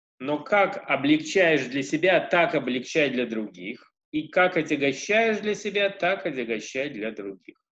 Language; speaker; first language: Russian; early bilingual, heritage; Russian